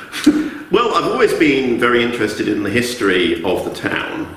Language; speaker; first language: English; native; English